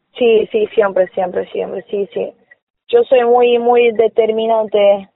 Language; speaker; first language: Spanish; non-native, fluent; Portuguese